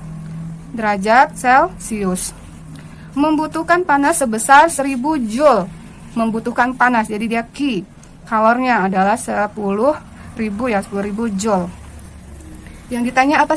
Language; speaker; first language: Indonesian; native; Indonesian